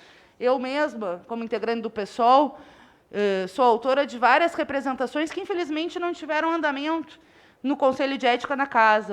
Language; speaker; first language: Portuguese; native; Portuguese